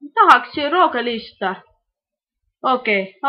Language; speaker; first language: Finnish; non-native, learner; Estonian